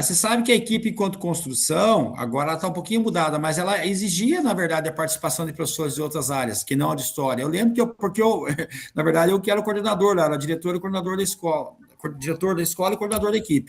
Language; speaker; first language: Portuguese; native; Portuguese